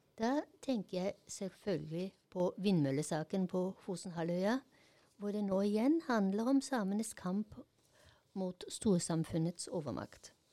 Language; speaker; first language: Norwegian; non-native, fluent; German